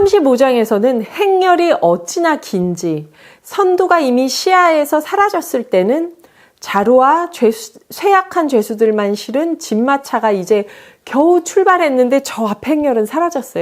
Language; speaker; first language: Korean; native; Korean